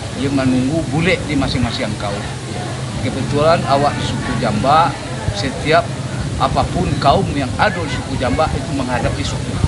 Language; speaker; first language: Indonesian; non-native, local second language; Minangkabau